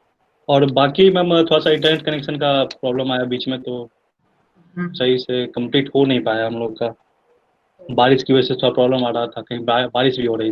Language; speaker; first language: Hindi; native; Hindi